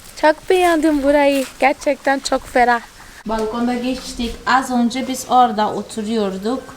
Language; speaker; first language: Turkish; non-native, fluent; Portuguese